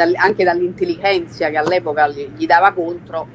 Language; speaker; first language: Italian; early bilingual, heritage; Italian